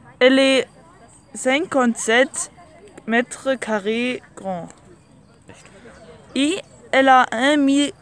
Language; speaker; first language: French; non-native, learner; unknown